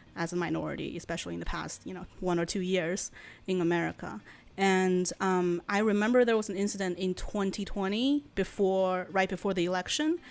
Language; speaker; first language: English; non-native, fluent; Chinese